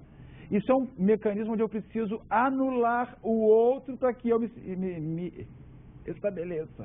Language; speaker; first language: Portuguese; native; Portuguese